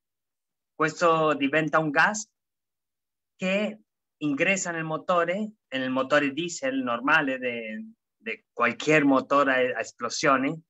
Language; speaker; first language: Italian; non-native, fluent; Spanish